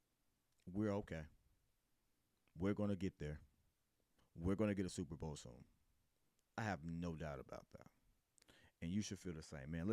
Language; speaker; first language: English; native; English